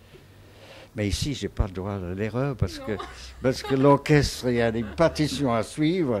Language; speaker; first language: French; non-native, fluent; English